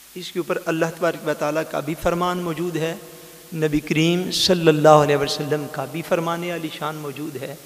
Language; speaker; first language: Urdu; non-native, local second language; Punjabi